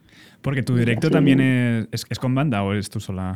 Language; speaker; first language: Spanish; native; Spanish